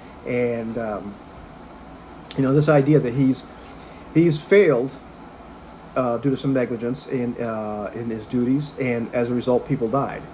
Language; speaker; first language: English; native; English